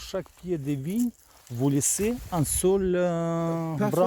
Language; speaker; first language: French; non-native, learner; Russian